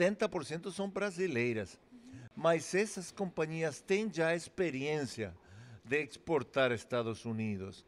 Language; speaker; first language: Portuguese; non-native, fluent; English